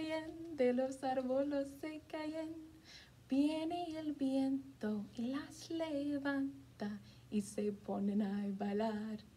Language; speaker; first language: Spanish; non-native, fluent; English